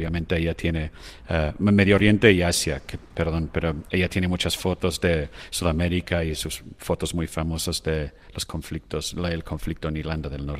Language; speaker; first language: Spanish; non-native, fluent; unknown